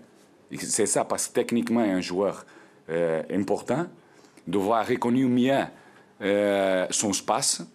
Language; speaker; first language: French; non-native, learner; Portuguese